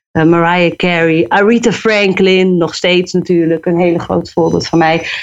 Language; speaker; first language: Dutch; native; Dutch